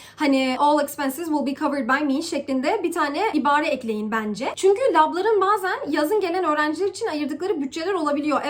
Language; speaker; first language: Turkish; early bilingual, heritage; Turkish